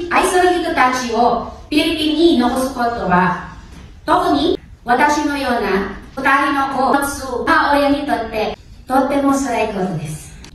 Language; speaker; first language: Japanese; non-native, learner; Filipino